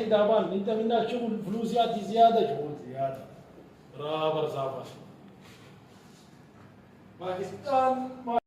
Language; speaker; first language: Arabic; non-native, learner; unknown